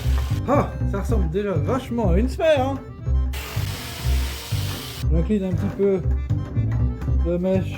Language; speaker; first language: French; native; French